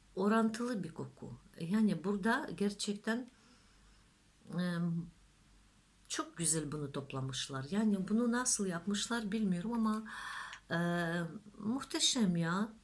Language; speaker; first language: Turkish; non-native, learner; Russian